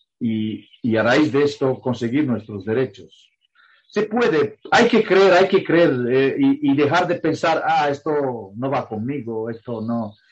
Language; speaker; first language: Spanish; non-native, fluent; Romanian